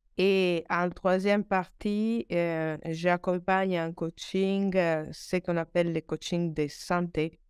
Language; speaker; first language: French; non-native, fluent; Italian